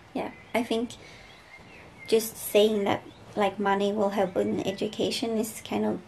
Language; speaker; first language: English; non-native, fluent; Swedish